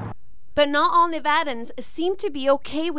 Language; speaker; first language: English; native; English